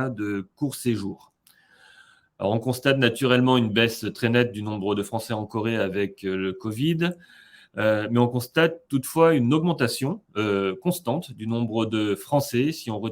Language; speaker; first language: French; native; French